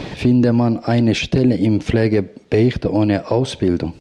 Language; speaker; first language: German; non-native, learner; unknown